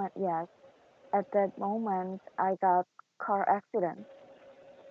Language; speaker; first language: English; non-native, learner; Korean